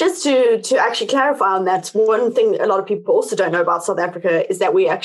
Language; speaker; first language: English; native; English